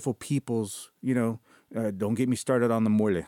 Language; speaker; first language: English; early bilingual, other home language; Spanish